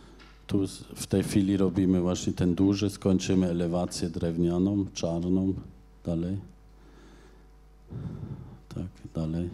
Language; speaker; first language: Polish; non-native, fluent; German